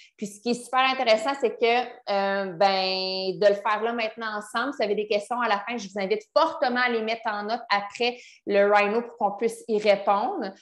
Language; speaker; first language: French; native; French